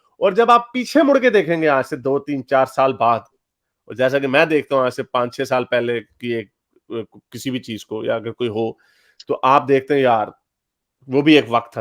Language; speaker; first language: Urdu; native; Urdu